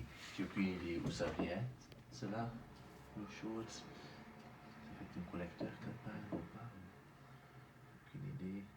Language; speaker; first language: French; non-native, fluent; Dutch